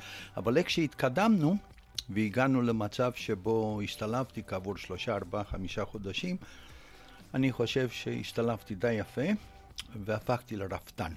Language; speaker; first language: Hebrew; non-native, fluent; Romanian